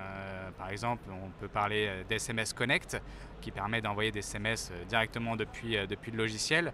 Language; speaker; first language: French; native; French